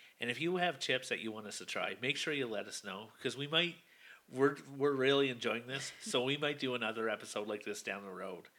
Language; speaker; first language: English; native; English